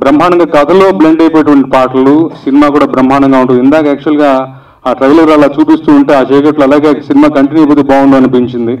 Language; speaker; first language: Telugu; native; Telugu